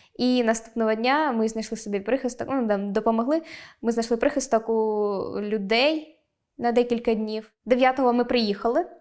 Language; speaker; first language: Ukrainian; non-native, local second language; Russian